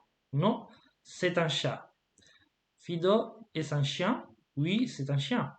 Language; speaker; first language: French; non-native, fluent; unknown